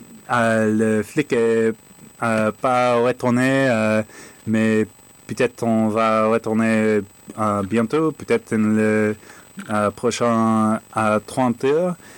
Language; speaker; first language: French; non-native, learner; English